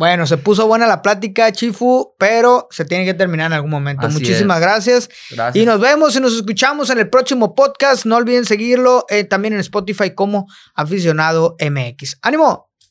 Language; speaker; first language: Spanish; native; Spanish